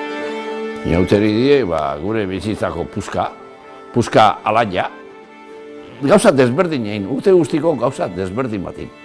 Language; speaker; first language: Basque; native; Basque